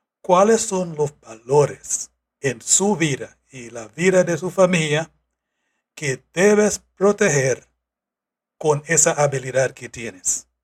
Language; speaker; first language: Spanish; non-native, fluent; English